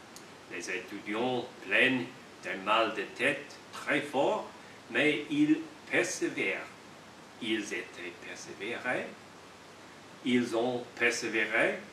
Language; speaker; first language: French; non-native, learner; English